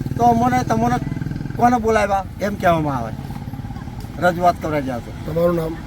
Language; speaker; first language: Gujarati; native; Gujarati